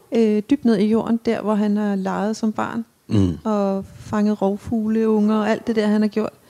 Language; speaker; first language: Danish; native; Danish